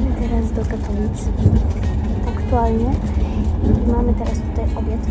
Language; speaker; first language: Polish; early bilingual, other home language; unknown